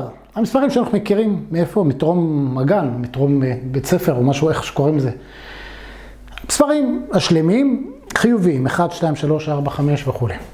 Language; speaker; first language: Hebrew; native; Hebrew